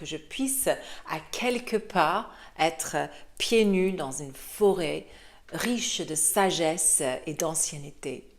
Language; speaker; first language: French; non-native, fluent; English